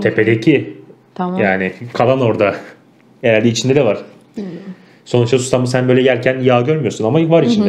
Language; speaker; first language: Turkish; native; Turkish